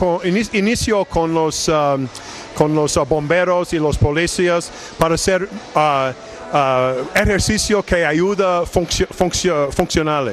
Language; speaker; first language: Spanish; non-native, learner; English